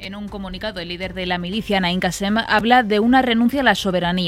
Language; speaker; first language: Spanish; native; Spanish